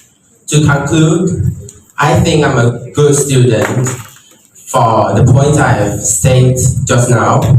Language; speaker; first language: English; non-native, local second language; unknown